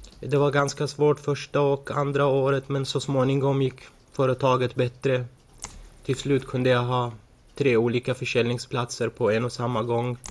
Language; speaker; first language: Swedish; early bilingual, other home language; Arabic